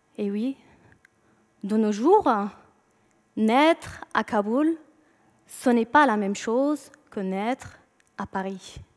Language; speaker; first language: French; non-native, fluent; Persian